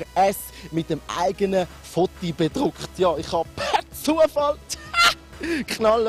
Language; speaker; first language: German; native; German